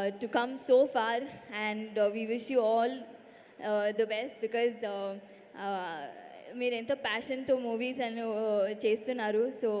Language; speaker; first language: Telugu; non-native, learner; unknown